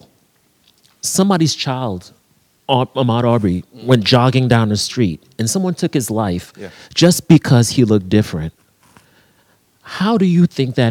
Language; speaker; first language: English; native; English